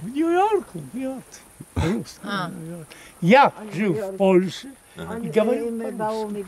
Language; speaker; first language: Russian; early bilingual, heritage; Polish